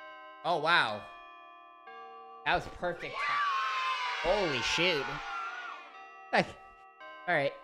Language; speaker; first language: English; native; English